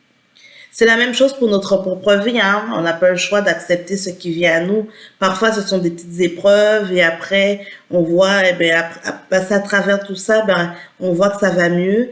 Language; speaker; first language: French; native; French